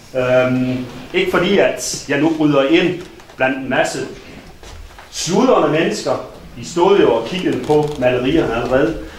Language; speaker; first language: Danish; native; Danish